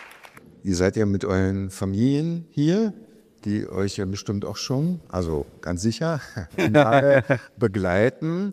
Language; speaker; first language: German; native; German